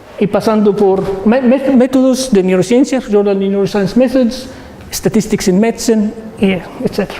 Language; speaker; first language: Spanish; non-native, learner; Arabic